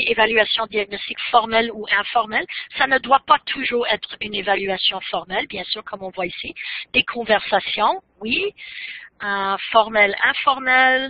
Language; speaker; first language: French; non-native, fluent; English